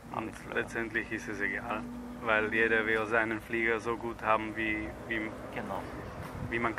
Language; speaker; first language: German; non-native, fluent; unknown